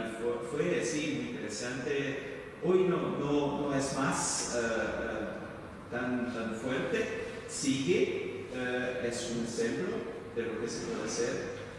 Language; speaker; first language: Spanish; non-native, fluent; Portuguese